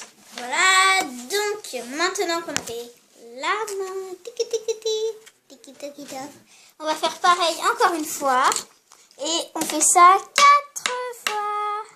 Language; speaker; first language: French; native; French